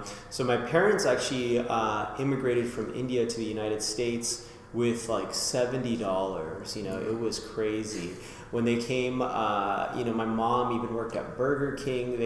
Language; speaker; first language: English; native; English